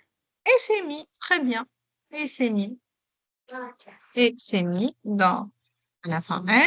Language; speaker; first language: French; non-native, local second language; Arabic